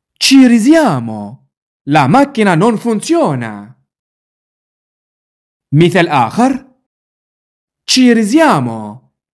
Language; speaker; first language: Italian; non-native, fluent; Arabic